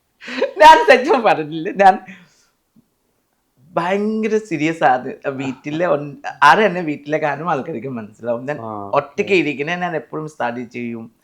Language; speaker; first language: Malayalam; non-native, fluent; Assamese